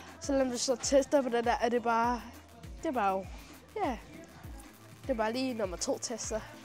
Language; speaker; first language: Danish; early bilingual, other home language; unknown